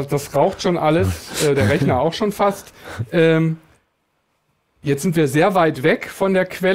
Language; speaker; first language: German; native; German